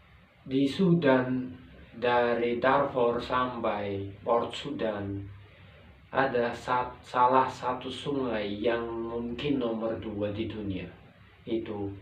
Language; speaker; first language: Indonesian; non-native, local second language; Arabic